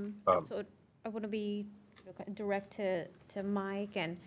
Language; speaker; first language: English; native; English